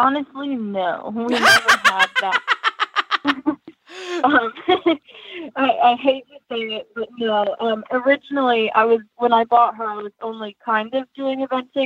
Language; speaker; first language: English; native; English